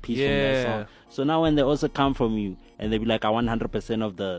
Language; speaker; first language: English; non-native, local second language; Southern Sotho